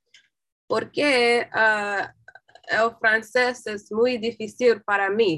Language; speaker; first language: Spanish; non-native, learner; English